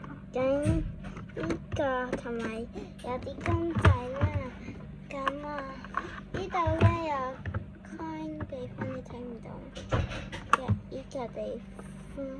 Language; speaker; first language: Cantonese; native; Cantonese